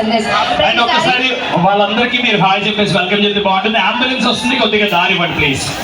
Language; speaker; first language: Telugu; native; Telugu